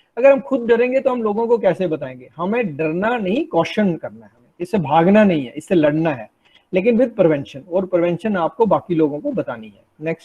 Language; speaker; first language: Hindi; non-native, local second language; Punjabi